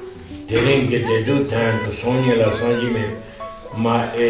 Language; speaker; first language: Italian; non-native, fluent; Tibetan